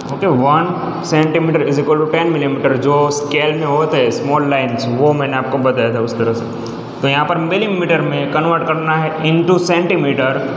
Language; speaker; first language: Hindi; non-native, local second language; Gujarati